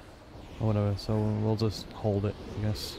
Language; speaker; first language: English; native; English